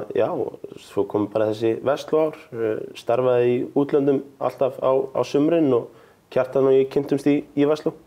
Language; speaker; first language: Icelandic; early bilingual, heritage; Icelandic